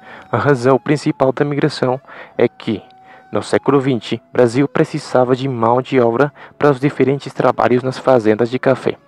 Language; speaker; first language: Portuguese; non-native, learner; Spanish